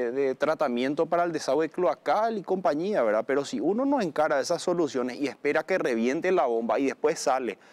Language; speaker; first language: Spanish; native; Spanish